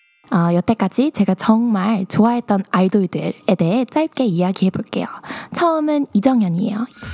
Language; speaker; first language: Korean; early bilingual, heritage; Korean